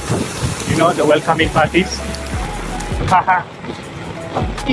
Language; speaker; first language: English; non-native, local second language; Malay